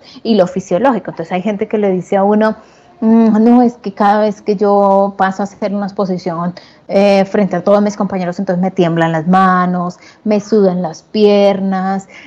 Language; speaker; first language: Spanish; native; Spanish